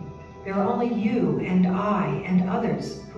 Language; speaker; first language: English; native; English